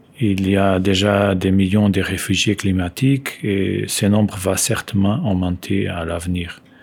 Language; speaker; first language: French; non-native, fluent; Portuguese